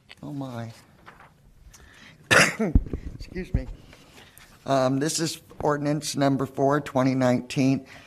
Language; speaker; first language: English; native; English